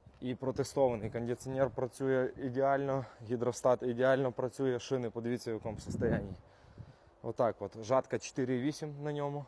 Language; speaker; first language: Ukrainian; native; Ukrainian